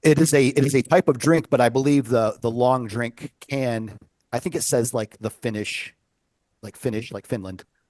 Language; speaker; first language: English; native; English